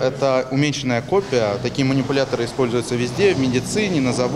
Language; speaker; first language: Russian; native; Russian